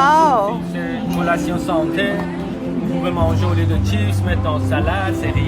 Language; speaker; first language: French; non-native, local second language; Arabic